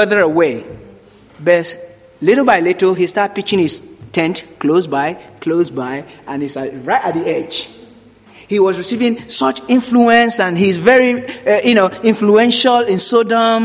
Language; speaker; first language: English; non-native, local second language; Yoruba